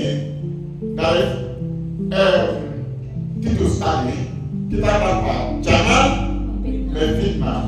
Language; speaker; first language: Indonesian; non-native, fluent; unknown